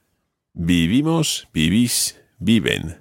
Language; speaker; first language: Spanish; non-native, fluent; English